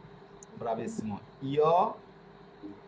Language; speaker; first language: Italian; non-native, fluent; Bangla